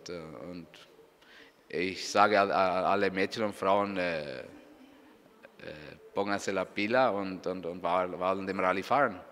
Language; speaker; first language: German; non-native, local second language; Spanish